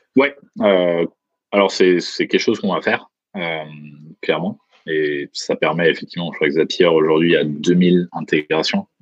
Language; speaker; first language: French; native; French